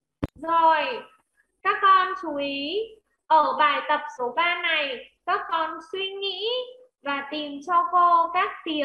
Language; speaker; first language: Vietnamese; native; Vietnamese